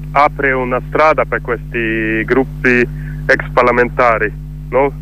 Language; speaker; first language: Italian; non-native, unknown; Swedish